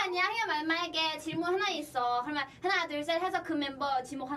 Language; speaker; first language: Korean; non-native, fluent; Thai